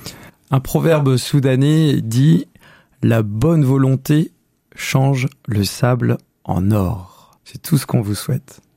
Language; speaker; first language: French; native; French